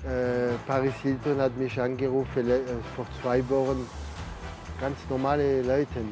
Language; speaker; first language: German; non-native, learner; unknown